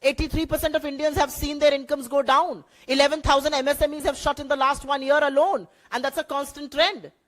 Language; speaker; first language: English; non-native, local second language; Hindi